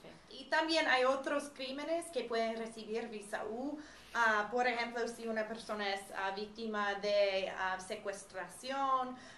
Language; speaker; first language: Spanish; non-native, fluent; English